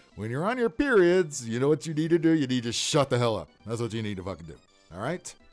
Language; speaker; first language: English; native; English